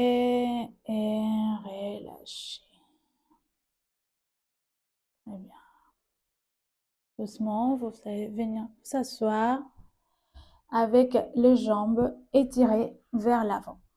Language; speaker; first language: French; native; French